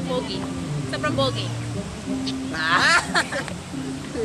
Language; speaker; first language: Filipino; non-native, learner; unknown